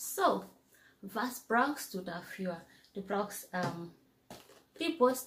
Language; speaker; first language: German; non-native, fluent; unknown